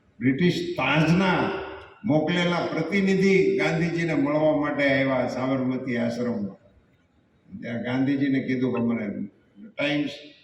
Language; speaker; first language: Gujarati; native; Gujarati